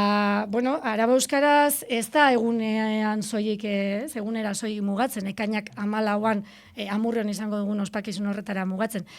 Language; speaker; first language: Basque; native; Basque